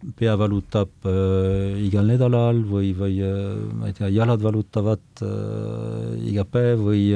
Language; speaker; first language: Estonian; non-native, fluent; French